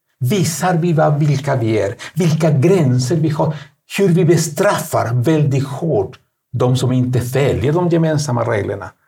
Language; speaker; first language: Swedish; non-native, fluent; Spanish